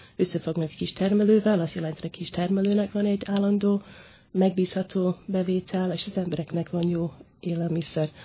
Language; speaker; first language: Hungarian; non-native, fluent; English